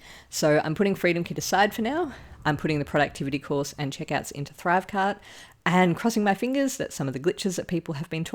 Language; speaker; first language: English; native; English